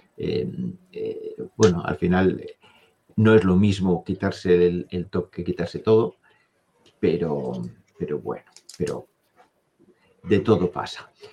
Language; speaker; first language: Spanish; native; Spanish